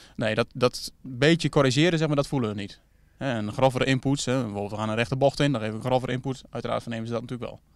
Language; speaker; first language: Dutch; native; Dutch